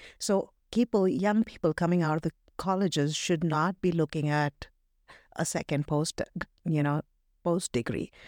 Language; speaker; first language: English; non-native, local second language; Hindi